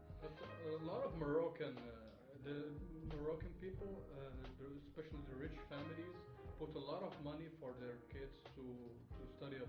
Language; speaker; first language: English; non-native, fluent; Arabic